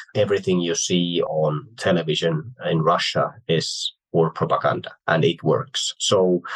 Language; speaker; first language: English; non-native, fluent; Finnish